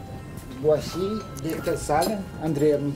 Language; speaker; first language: French; non-native, learner; Japanese